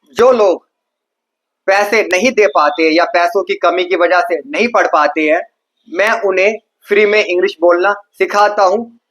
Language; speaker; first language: Hindi; native; Hindi